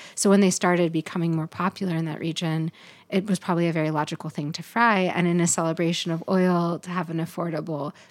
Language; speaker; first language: English; native; English